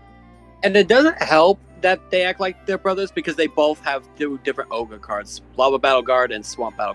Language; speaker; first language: English; native; English